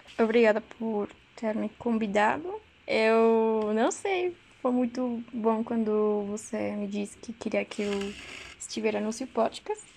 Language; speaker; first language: Portuguese; non-native, learner; Spanish